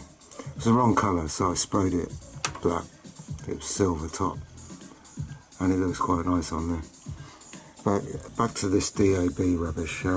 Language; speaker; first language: English; native; English